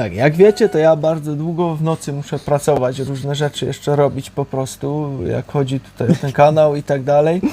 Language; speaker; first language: Polish; early bilingual, heritage; Polish